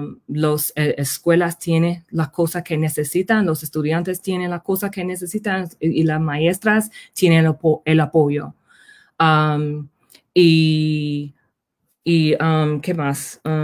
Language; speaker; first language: Spanish; early bilingual, heritage; Spanish